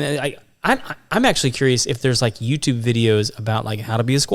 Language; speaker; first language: English; native; English